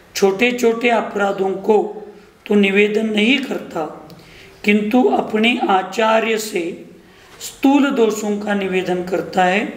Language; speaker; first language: Hindi; non-native, local second language; Marathi